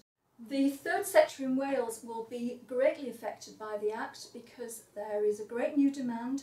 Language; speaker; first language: English; native; English